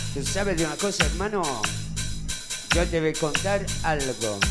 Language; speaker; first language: Spanish; non-native, learner; Italian